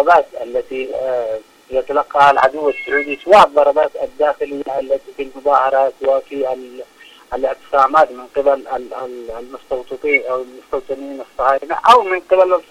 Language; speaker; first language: Arabic; native; Arabic